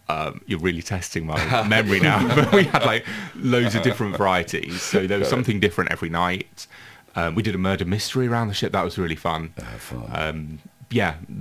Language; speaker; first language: English; native; English